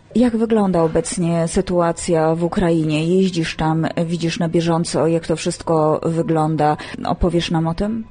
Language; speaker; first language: Polish; native; Polish